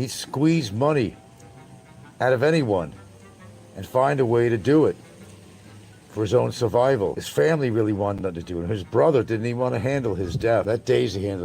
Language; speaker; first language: English; native; English